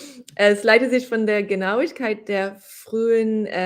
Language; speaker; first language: German; non-native, fluent; English